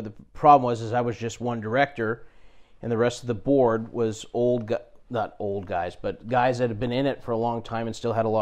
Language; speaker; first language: English; native; English